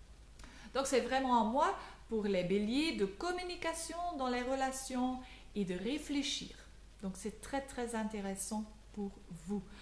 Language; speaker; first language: French; non-native, local second language; Dutch